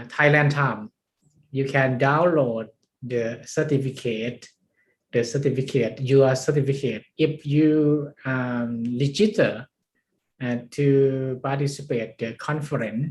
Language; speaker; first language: English; non-native, learner; Thai